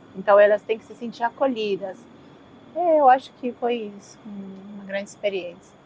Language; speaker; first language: Portuguese; early bilingual, other home language; Spanish